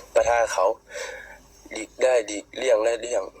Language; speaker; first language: Thai; non-native, fluent; Burmese